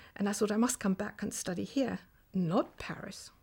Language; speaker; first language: English; non-native, fluent; German